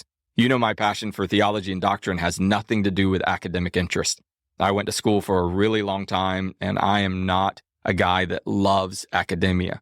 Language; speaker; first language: English; native; English